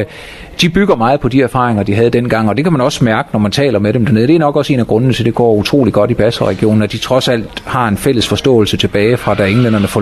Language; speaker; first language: Danish; native; Danish